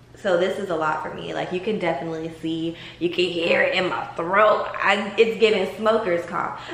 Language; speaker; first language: English; native; English